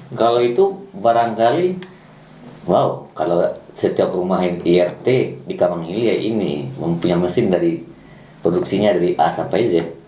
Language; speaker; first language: Indonesian; non-native, local second language; Minangkabau